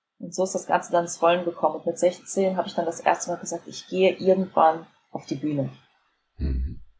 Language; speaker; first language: German; native; German